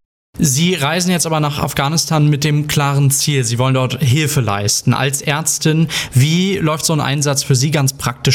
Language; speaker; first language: German; native; German